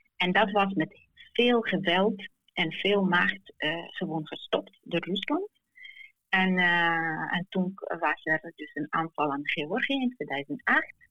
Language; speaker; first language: Dutch; non-native, fluent; Ukrainian